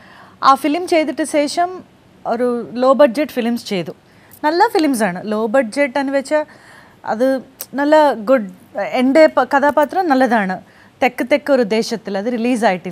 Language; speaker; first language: Malayalam; non-native, fluent; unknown